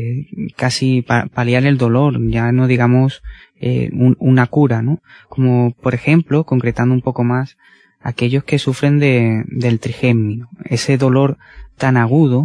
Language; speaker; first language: Spanish; native; Spanish